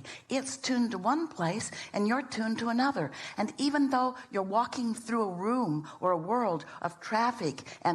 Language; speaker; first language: English; native; English